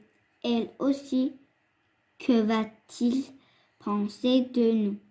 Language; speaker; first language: French; non-native, fluent; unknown